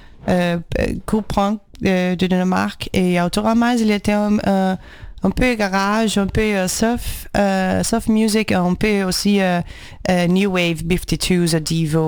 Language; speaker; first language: French; non-native, learner; Portuguese